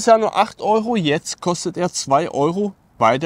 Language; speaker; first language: German; native; German